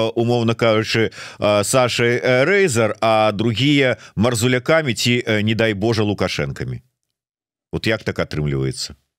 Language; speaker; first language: Belarusian; non-native, local second language; Russian